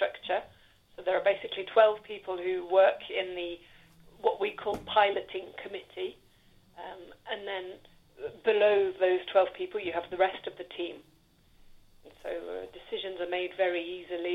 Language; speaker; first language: English; native; English